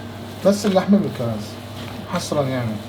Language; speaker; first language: Arabic; native; Arabic